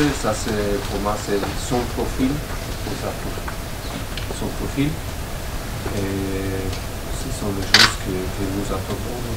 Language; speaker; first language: French; non-native, learner; German